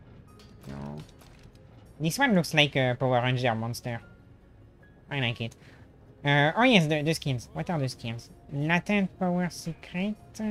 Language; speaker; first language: English; non-native, fluent; French